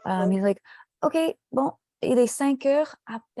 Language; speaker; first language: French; non-native, fluent; English